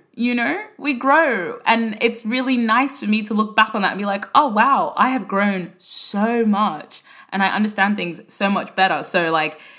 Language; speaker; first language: English; native; English